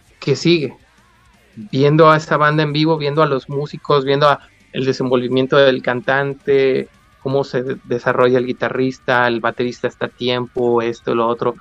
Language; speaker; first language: Spanish; native; Spanish